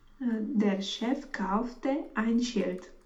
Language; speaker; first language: German; non-native, learner; Romanian